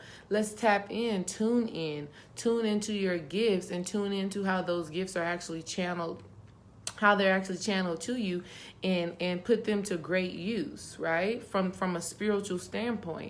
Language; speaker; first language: English; native; English